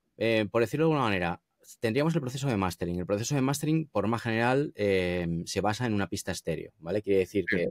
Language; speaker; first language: Spanish; native; Spanish